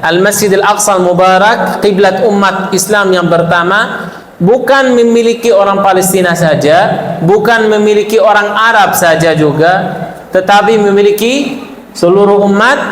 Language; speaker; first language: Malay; non-native, fluent; Arabic